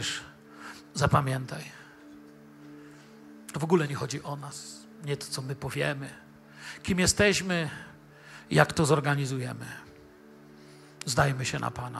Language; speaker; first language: Polish; native; Polish